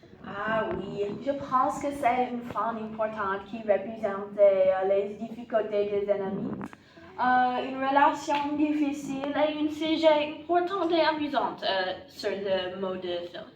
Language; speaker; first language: French; non-native, learner; English